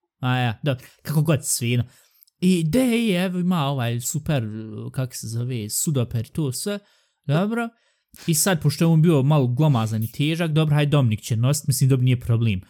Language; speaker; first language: Bosnian; early bilingual, heritage; Bosnian